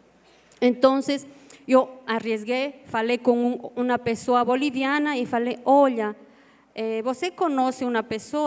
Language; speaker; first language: Portuguese; non-native, learner; Spanish